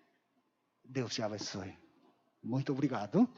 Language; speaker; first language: Portuguese; non-native, learner; Korean